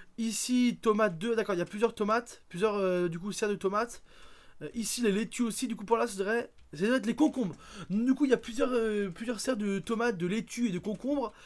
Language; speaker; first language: French; native; French